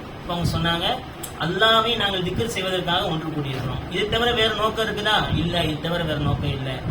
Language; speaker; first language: Tamil; native; Tamil